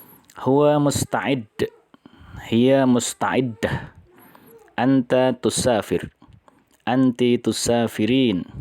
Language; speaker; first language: Arabic; non-native, fluent; Indonesian